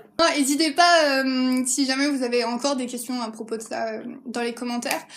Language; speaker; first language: French; native; French